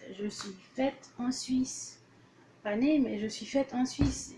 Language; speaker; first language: French; early bilingual, other home language; Portuguese